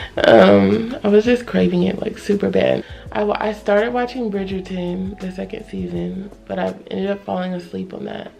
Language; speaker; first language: English; native; English